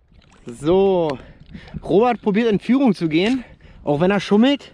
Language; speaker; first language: German; native; German